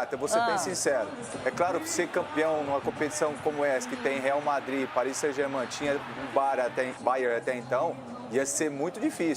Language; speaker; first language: Portuguese; native; Portuguese